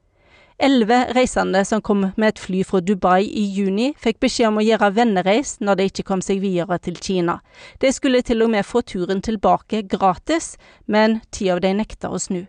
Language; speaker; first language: Norwegian; native; Norwegian